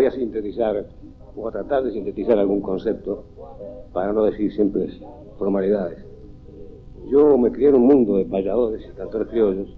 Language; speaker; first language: Spanish; native; Spanish